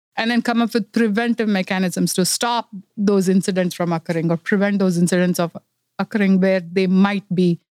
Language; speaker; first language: English; non-native, local second language; Kannada